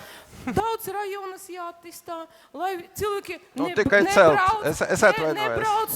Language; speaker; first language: Latvian; non-native, local second language; Russian